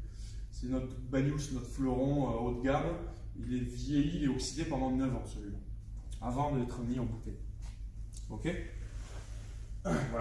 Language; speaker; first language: French; native; French